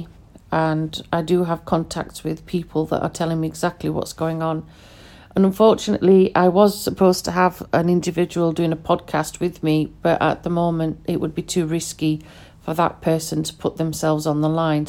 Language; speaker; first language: English; non-native, local second language; Pashto